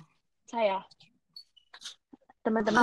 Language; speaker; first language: Chinese; non-native, fluent; Indonesian